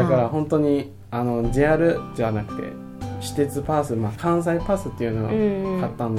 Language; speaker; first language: Japanese; non-native, fluent; Chinese